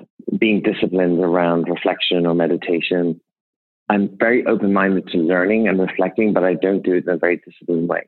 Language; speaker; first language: English; native; English